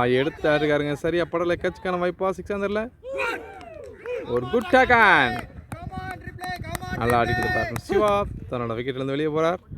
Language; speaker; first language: Tamil; native; Tamil